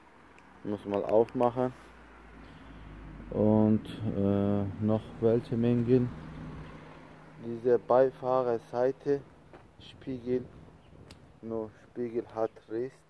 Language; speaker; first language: German; non-native, learner; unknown